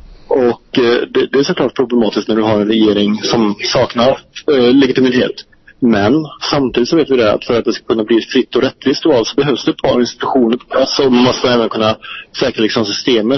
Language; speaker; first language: Swedish; native; Swedish